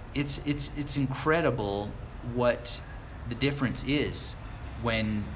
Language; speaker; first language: English; native; English